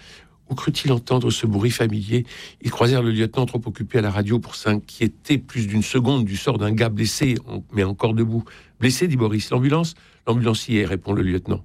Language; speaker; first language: French; native; French